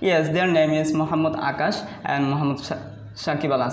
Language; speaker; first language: English; non-native, learner; Bangla